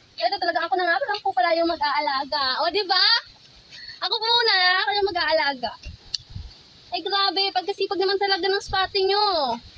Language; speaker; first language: Filipino; non-native, local second language; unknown